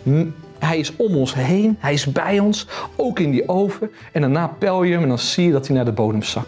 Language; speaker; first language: Dutch; native; Dutch